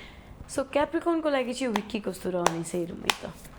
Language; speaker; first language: Nepali; native; Nepali